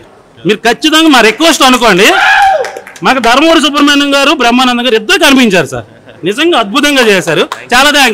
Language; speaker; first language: Telugu; native; Telugu